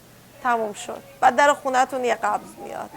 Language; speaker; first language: Persian; native; Persian